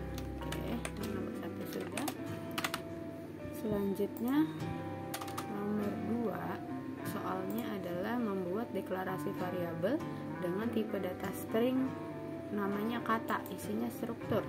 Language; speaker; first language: Indonesian; native; Indonesian